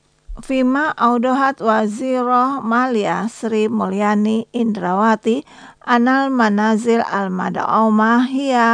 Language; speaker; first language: Arabic; non-native, fluent; Indonesian